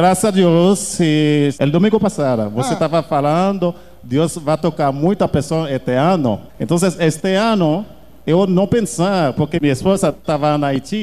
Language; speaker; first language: Portuguese; non-native, learner; Haitian Creole